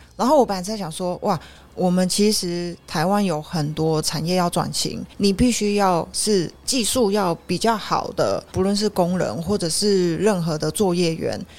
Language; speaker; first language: Chinese; native; Chinese